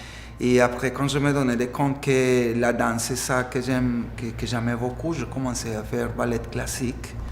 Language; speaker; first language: French; non-native, fluent; Spanish